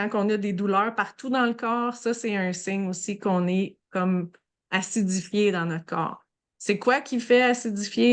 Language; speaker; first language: French; native; French